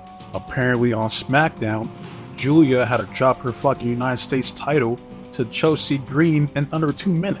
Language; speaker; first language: English; native; English